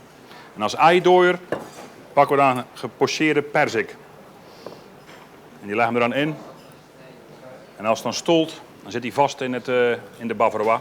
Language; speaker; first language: Dutch; native; Dutch